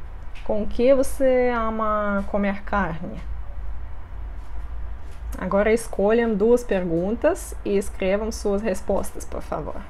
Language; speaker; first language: Portuguese; non-native, fluent; Russian